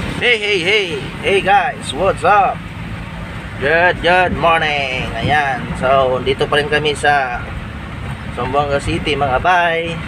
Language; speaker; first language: Filipino; non-native, local second language; Cebuano